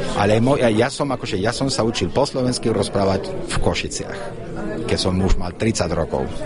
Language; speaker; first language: Slovak; non-native, fluent; Spanish